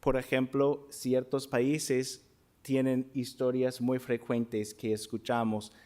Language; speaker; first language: Spanish; non-native, fluent; English